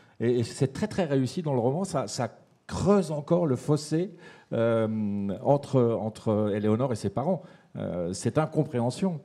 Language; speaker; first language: French; native; French